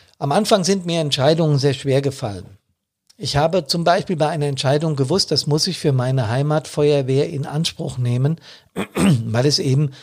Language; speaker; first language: German; native; German